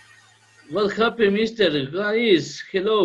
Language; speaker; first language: English; non-native, learner; Spanish